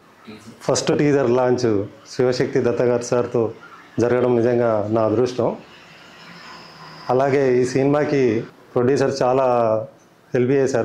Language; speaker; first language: Telugu; native; Telugu